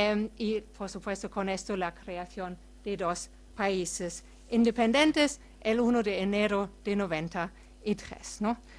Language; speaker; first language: Spanish; non-native, fluent; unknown